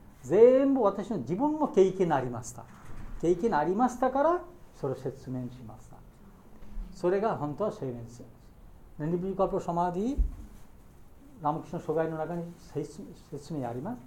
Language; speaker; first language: Japanese; non-native, learner; Bangla